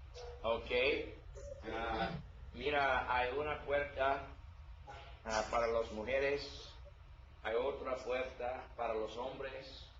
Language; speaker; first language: Spanish; non-native, learner; English